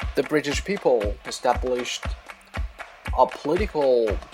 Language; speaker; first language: English; non-native, fluent; Chinese